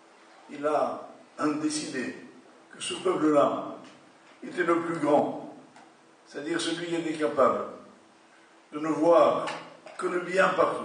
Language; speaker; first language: French; native; French